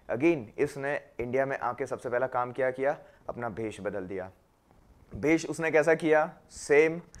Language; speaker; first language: Hindi; non-native, local second language; Gujarati